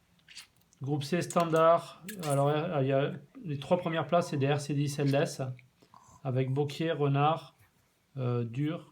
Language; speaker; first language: French; native; French